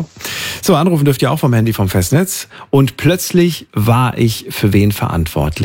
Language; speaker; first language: German; native; German